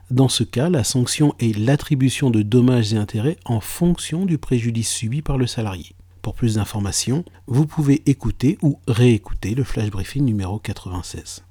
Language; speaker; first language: French; native; French